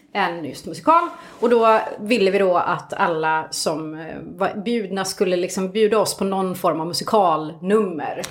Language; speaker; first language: Swedish; native; Swedish